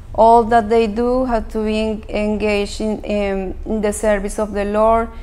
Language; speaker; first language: English; non-native, fluent; Spanish